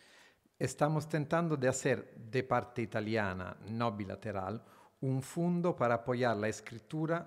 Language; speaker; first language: Spanish; non-native, fluent; Italian